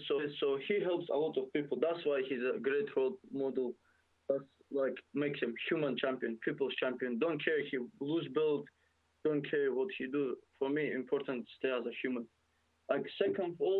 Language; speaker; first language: English; non-native, fluent; Russian